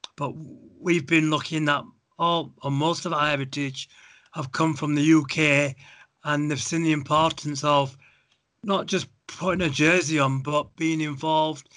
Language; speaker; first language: English; native; English